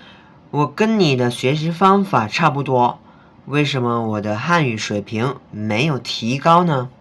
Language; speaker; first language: Chinese; non-native, fluent; Indonesian